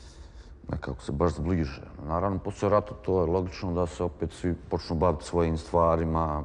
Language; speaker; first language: Croatian; native; Croatian